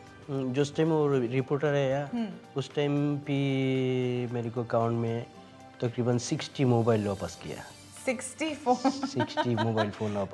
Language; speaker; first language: Hindi; non-native, learner; Bangla